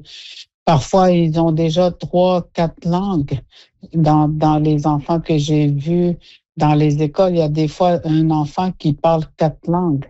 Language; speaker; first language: French; non-native, local second language; Innu-aimun